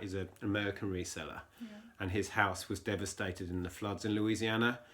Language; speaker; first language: English; native; English